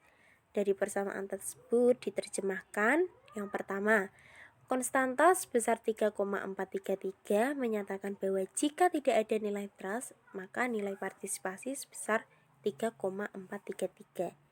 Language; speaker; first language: Indonesian; native; Indonesian